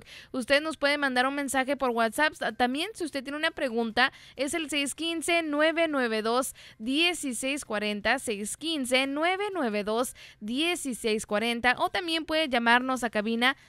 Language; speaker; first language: Spanish; native; Spanish